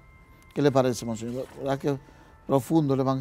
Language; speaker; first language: Spanish; native; Spanish